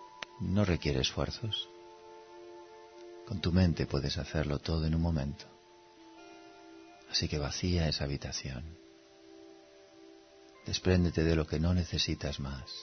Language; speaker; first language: Spanish; native; Spanish